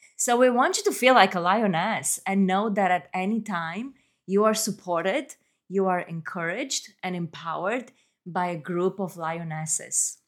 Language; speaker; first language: English; non-native, fluent; Romanian